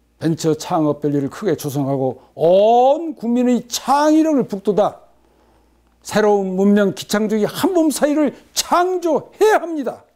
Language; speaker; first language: Korean; native; Korean